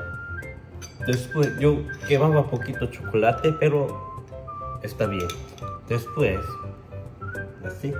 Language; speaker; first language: Spanish; non-native, learner; Korean